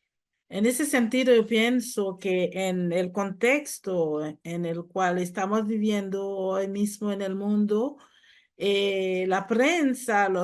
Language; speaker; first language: Spanish; non-native, fluent; Haitian Creole